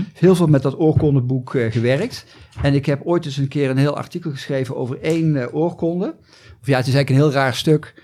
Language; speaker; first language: Dutch; native; Dutch